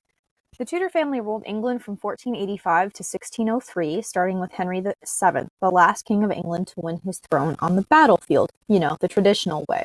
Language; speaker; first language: English; native; English